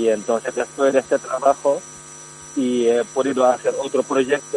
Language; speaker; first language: Spanish; non-native, fluent; Wolof